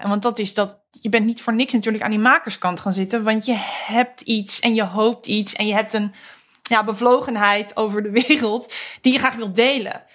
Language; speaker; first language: Dutch; native; Dutch